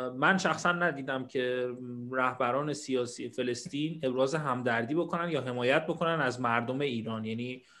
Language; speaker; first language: Persian; native; Persian